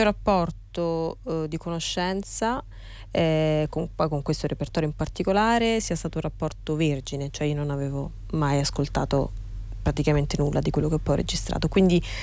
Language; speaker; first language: Italian; native; Italian